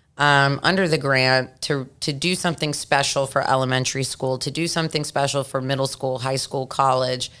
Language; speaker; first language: English; native; English